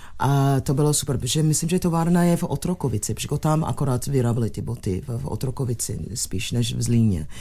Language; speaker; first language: Czech; non-native, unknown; English